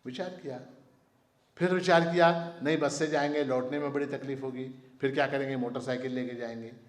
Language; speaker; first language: Hindi; non-native, local second language; Marathi